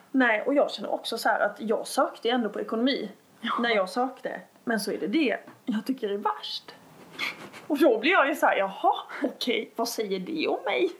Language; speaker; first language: Swedish; native; Swedish